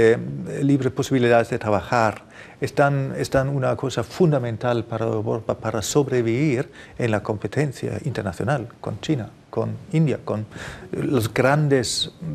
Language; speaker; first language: Spanish; non-native, fluent; German